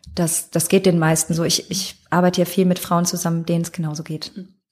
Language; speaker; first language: German; native; German